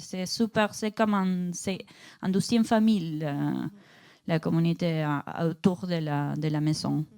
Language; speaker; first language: French; non-native, learner; Spanish